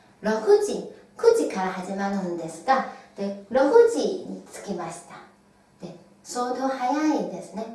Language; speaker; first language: Japanese; non-native, fluent; Chinese